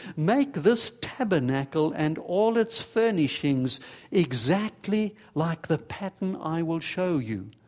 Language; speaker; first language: English; native; English